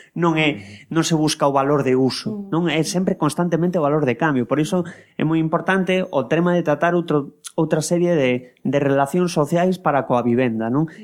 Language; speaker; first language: Galician; non-native, local second language; Spanish